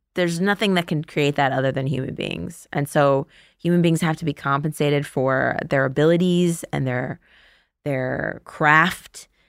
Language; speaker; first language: English; native; English